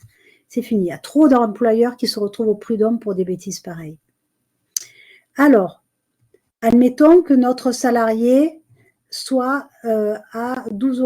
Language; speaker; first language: French; native; French